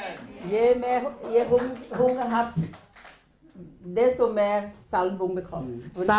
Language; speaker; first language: German; non-native, learner; Thai